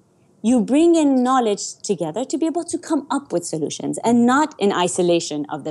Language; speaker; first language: English; non-native, fluent; Persian